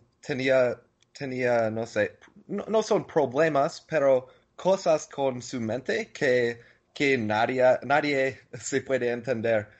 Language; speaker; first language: Spanish; non-native, learner; English